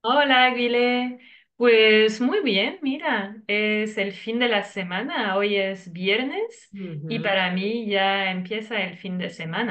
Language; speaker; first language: Spanish; non-native, fluent; French